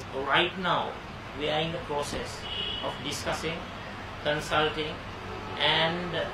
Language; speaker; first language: English; non-native, local second language; Sinhala